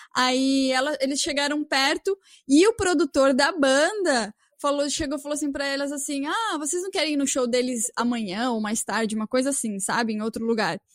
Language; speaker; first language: Portuguese; native; Portuguese